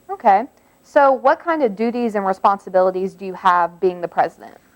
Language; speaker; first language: English; native; English